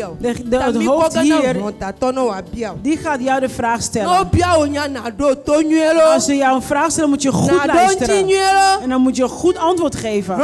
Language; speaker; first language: Dutch; non-native, fluent; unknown